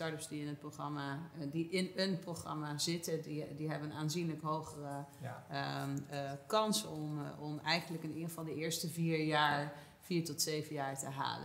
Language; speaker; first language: Dutch; native; Dutch